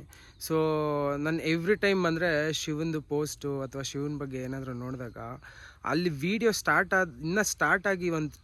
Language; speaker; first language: Kannada; native; Kannada